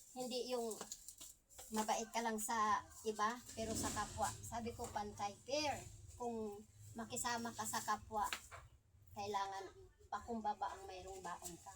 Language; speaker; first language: Filipino; non-native, local second language; Cebuano